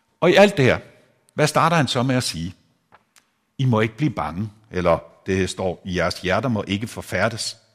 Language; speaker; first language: Danish; native; Danish